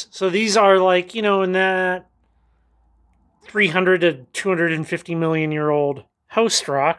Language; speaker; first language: English; native; English